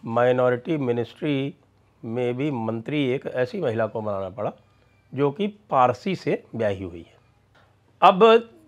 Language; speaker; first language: Hindi; native; Hindi